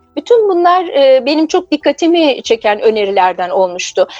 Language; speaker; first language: Turkish; native; Turkish